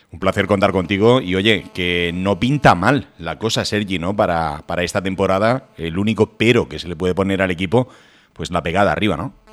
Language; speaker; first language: Spanish; native; Spanish